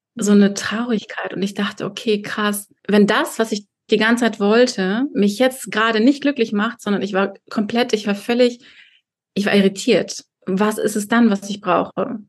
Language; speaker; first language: German; early bilingual, heritage; Russian